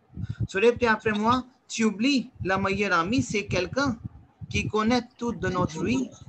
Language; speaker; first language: French; non-native, fluent; Hindi